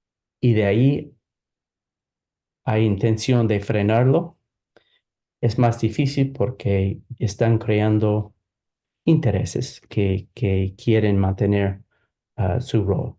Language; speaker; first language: Spanish; non-native, fluent; English